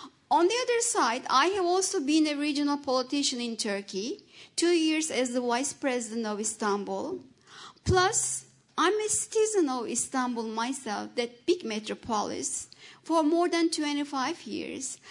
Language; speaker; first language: English; non-native, fluent; Turkish